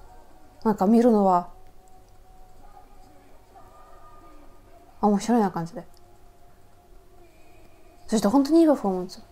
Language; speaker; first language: Japanese; non-native, learner; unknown